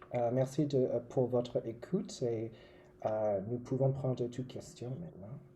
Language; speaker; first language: French; non-native, local second language; English